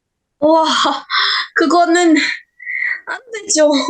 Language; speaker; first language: Korean; non-native, learner; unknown